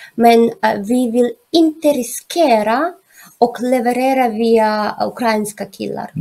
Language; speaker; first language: Swedish; non-native, learner; Ukrainian